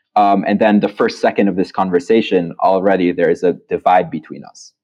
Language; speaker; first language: English; non-native, fluent; Hebrew